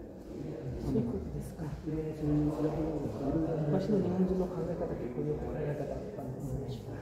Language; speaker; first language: Japanese; non-native, learner; Bangla